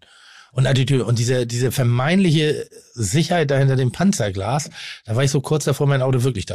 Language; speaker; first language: German; native; German